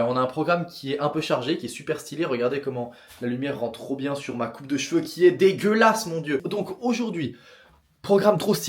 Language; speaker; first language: French; native; French